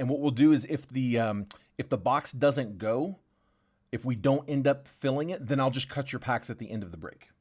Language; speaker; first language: English; native; English